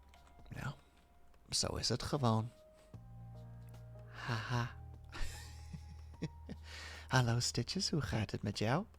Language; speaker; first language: Dutch; non-native, learner; English